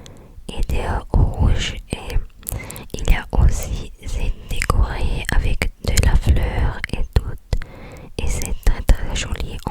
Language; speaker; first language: French; non-native, learner; English